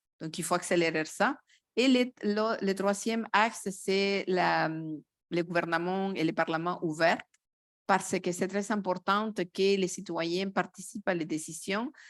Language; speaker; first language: French; non-native, fluent; Spanish